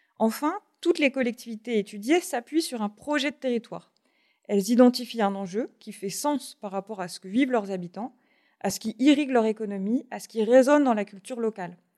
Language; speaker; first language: French; native; French